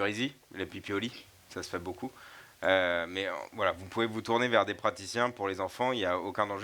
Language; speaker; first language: French; native; French